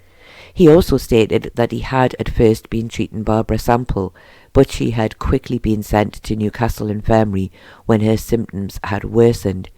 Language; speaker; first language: English; native; English